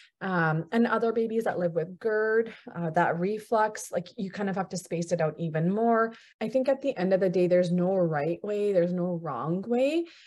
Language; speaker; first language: English; early bilingual, other home language; Punjabi